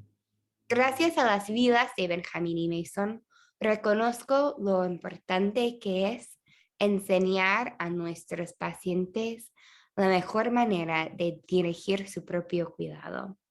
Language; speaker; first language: Spanish; non-native, fluent; English